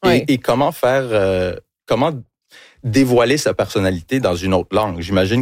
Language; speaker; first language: French; early bilingual, other home language; English